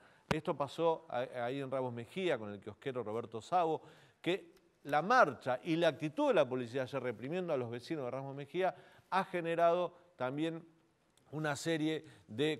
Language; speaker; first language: Spanish; native; Spanish